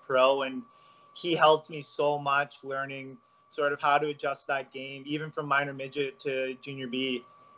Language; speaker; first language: English; native; English